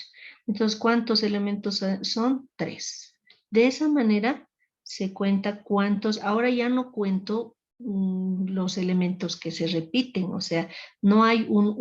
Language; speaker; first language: Spanish; native; Spanish